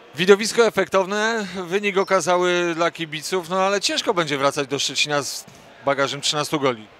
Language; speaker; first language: Polish; native; Polish